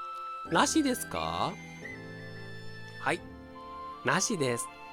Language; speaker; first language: Japanese; non-native, fluent; Portuguese